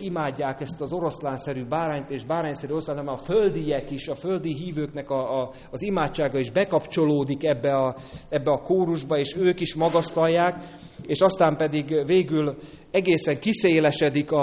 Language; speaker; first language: Hungarian; native; Hungarian